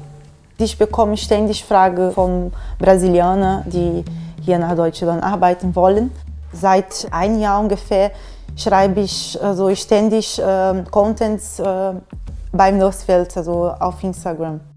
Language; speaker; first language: German; non-native, fluent; Portuguese